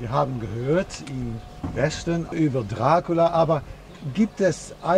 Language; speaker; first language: German; non-native, fluent; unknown